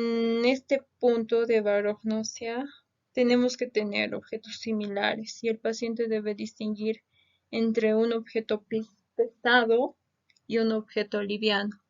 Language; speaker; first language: Spanish; native; Spanish